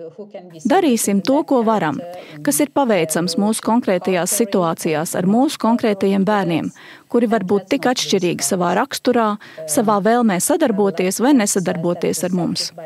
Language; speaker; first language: Latvian; native; Latvian